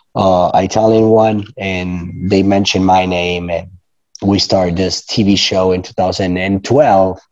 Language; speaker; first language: English; non-native, fluent; Italian